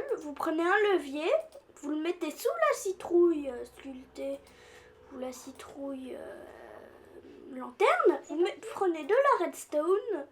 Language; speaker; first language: French; native; French